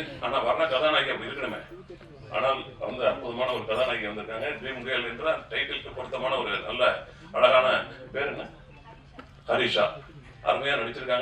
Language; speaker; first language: Tamil; native; Tamil